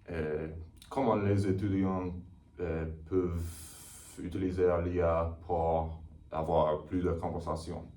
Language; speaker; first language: French; non-native, learner; English